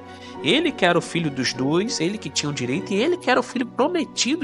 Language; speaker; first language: Portuguese; native; Portuguese